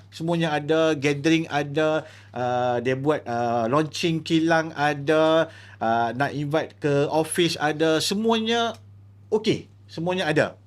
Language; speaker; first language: Malay; native; Malay